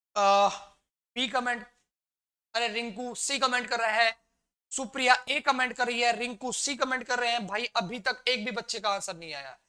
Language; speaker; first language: Hindi; native; Hindi